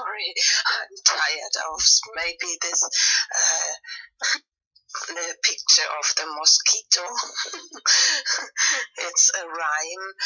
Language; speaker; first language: English; non-native, fluent; German